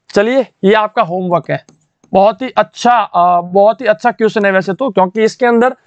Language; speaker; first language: Hindi; native; Hindi